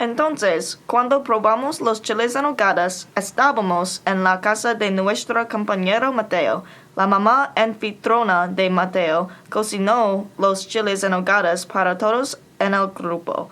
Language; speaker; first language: Spanish; non-native, learner; English